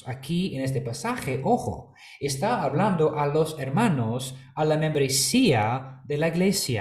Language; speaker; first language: Spanish; non-native, fluent; English